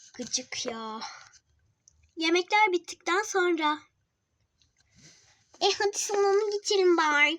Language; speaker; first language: Turkish; native; Turkish